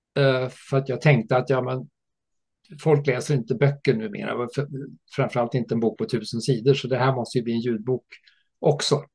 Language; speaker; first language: Swedish; early bilingual, other home language; English